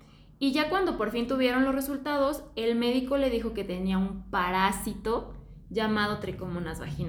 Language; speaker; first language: Spanish; native; Spanish